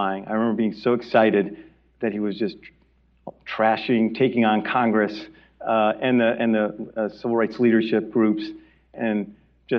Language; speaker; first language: English; native; English